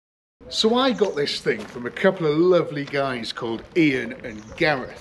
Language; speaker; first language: English; native; English